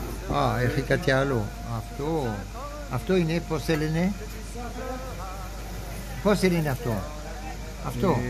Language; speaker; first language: Greek; non-native, learner; French